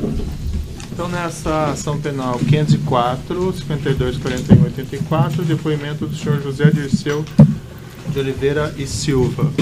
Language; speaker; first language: Portuguese; native; Portuguese